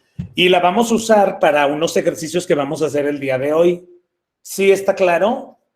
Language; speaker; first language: Spanish; native; Spanish